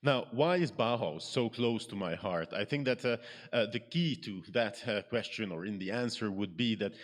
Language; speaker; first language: English; non-native, fluent; Hebrew